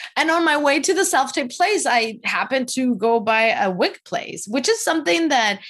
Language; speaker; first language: English; non-native, fluent; Spanish